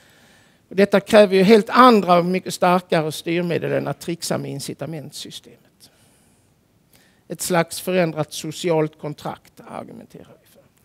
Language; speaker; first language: Swedish; native; Swedish